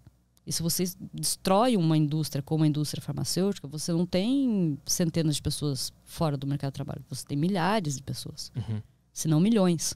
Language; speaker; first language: Portuguese; native; Portuguese